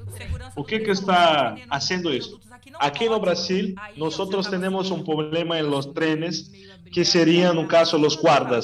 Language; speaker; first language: Spanish; non-native, learner; Portuguese